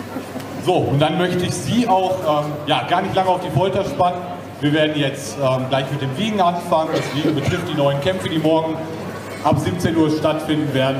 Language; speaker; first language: German; native; German